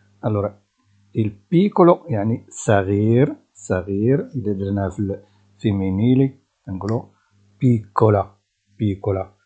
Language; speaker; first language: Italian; non-native, fluent; Arabic